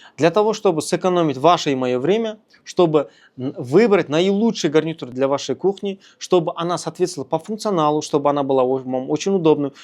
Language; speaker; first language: Russian; non-native, local second language; Kazakh